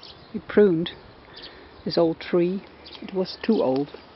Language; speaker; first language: English; non-native, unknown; Dutch